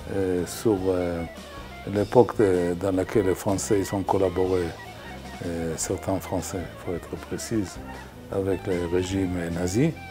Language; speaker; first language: French; non-native, fluent; Hebrew